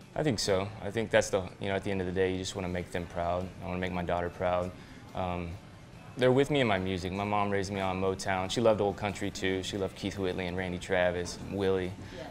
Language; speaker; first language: English; native; English